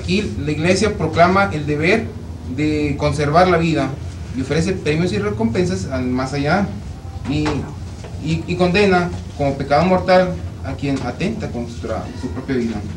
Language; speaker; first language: Spanish; native; Spanish